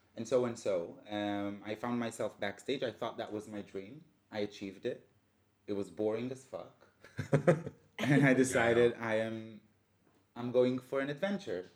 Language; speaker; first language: English; non-native, fluent; Hebrew